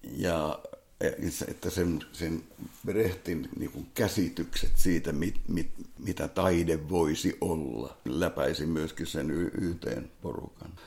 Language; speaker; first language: Finnish; non-native, local second language; Swedish